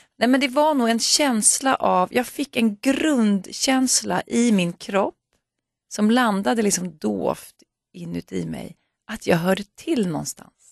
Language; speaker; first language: Swedish; native; Swedish